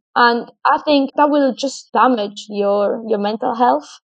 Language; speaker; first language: English; non-native, fluent; Italian